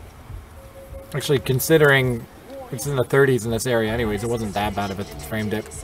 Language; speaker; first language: English; native; English